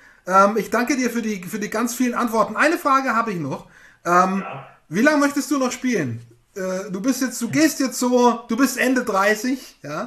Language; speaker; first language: German; native; German